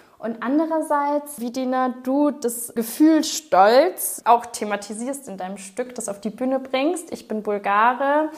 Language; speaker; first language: German; early bilingual, other home language; Bulgarian